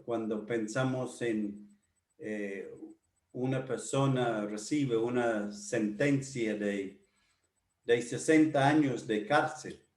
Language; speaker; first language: Spanish; non-native, fluent; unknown